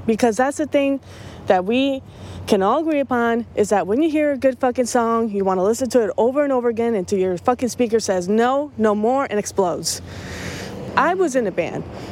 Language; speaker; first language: English; early bilingual, other home language; Spanish